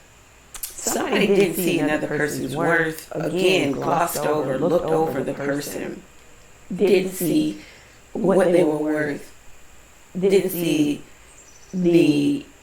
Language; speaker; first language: English; native; English